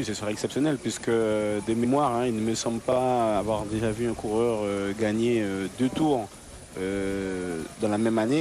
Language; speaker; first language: French; native; French